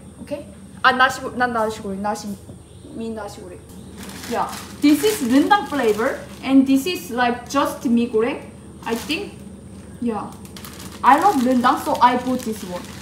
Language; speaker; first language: English; non-native, learner; Korean